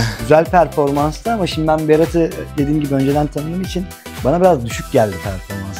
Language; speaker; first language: Turkish; native; Turkish